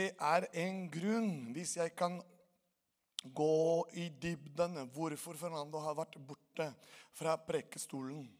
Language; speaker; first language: Norwegian; non-native, fluent; Portuguese